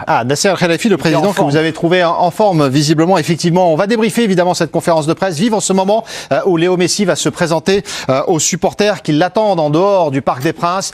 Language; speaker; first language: French; native; French